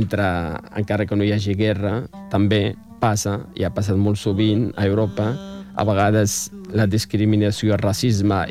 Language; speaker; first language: Catalan; non-native, fluent; Riffian